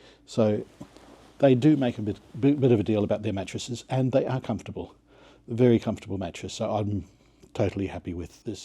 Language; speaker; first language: English; native; English